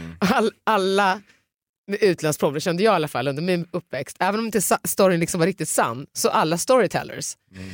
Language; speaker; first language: Swedish; early bilingual, other home language; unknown